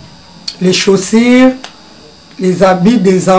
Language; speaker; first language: French; non-native, learner; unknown